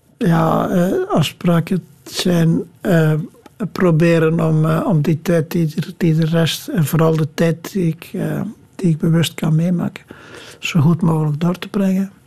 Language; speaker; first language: Dutch; native; Dutch